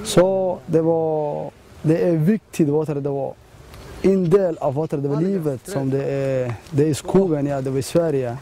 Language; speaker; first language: Swedish; non-native, learner; Somali